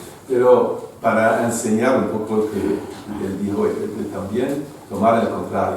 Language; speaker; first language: Spanish; non-native, fluent; French